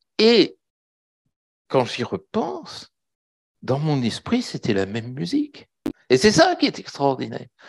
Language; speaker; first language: French; native; French